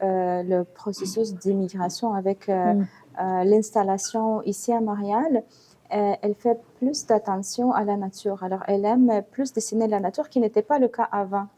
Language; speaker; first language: French; non-native, fluent; Ukrainian